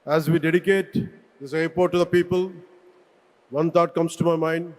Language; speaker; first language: English; non-native, local second language; Telugu